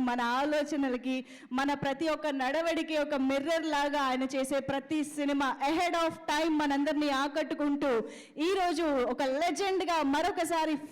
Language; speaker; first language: Telugu; native; Telugu